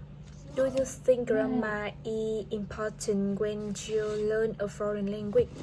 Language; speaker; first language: English; non-native, learner; Vietnamese